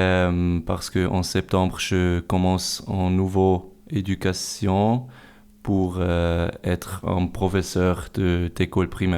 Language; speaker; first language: French; non-native, fluent; German